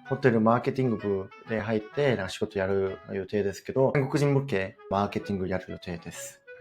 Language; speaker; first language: Japanese; non-native, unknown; Korean